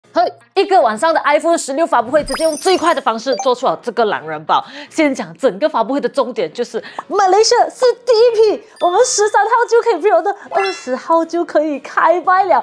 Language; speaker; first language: Chinese; non-native, local second language; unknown